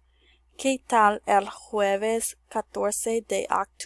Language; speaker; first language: Spanish; non-native, learner; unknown